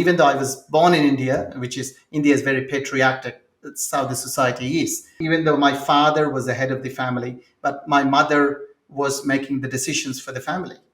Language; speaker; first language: English; non-native, local second language; Telugu